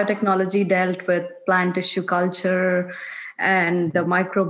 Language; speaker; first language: English; non-native, local second language; Kannada